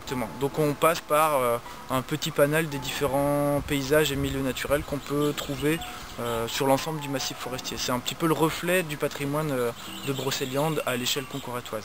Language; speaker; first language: French; native; French